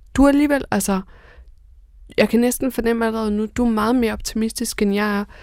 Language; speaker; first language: Danish; early bilingual, other home language; Persian